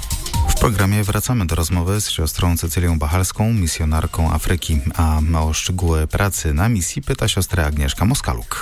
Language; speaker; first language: Polish; native; Polish